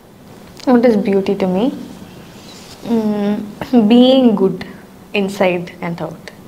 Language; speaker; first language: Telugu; non-native, learner; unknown